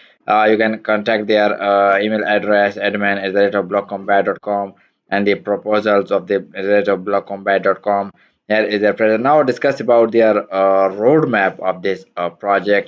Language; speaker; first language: English; non-native, learner; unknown